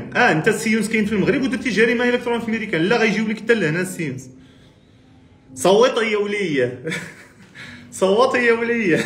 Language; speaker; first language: Arabic; native; Arabic